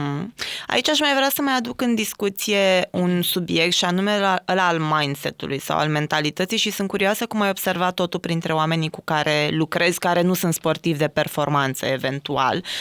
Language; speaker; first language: Romanian; native; Romanian